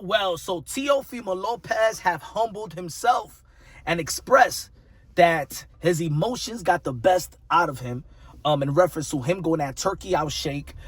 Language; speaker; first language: English; native; English